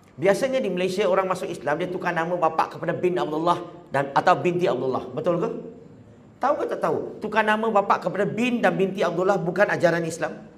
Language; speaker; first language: Malay; non-native, local second language; Chinese